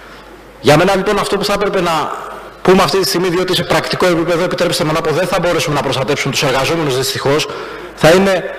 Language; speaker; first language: Greek; native; Greek